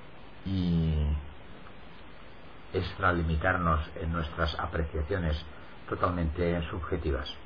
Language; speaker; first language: Spanish; native; Spanish